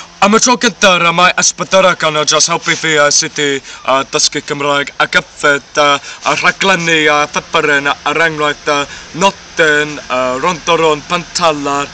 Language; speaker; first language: Welsh; non-native, learner; English